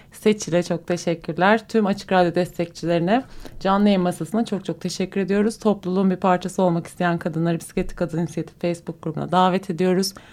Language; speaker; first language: Turkish; native; Turkish